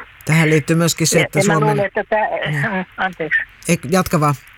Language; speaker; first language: Finnish; native; Finnish